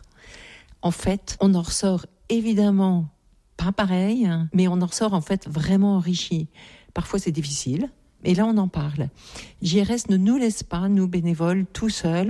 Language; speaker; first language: French; native; French